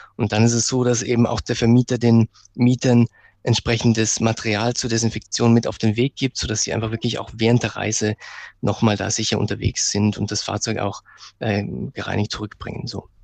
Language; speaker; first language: German; native; German